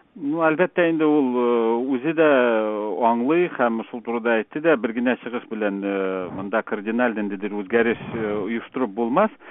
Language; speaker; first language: Tatar; native; Tatar